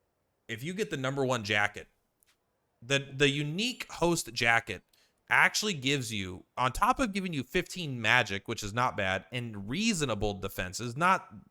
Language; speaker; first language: English; native; English